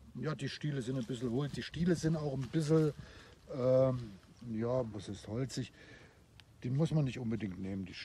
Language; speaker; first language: German; native; German